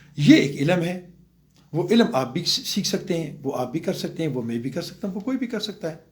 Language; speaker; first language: Urdu; non-native, local second language; Pashto